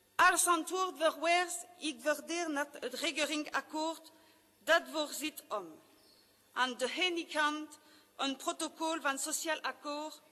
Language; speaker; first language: Dutch; non-native, local second language; French